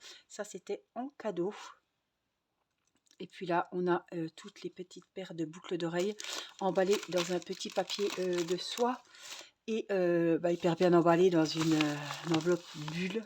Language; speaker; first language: French; native; French